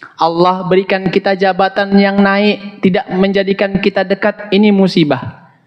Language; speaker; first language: Indonesian; native; Indonesian